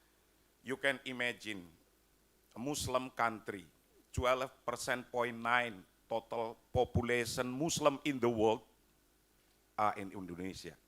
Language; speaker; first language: English; non-native, fluent; Indonesian